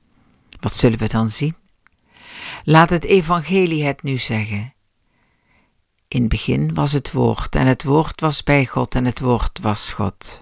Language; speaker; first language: Dutch; native; Dutch